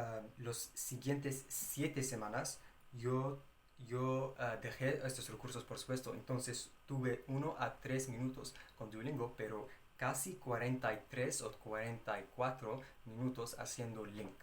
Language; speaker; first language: Spanish; non-native, fluent; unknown